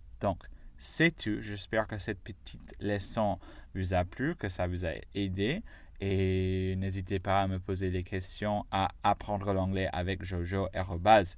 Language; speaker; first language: French; non-native, fluent; English